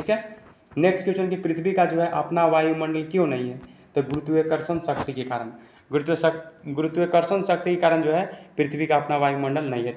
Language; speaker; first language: Hindi; native; Hindi